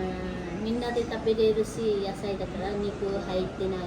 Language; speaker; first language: Japanese; non-native, learner; Nepali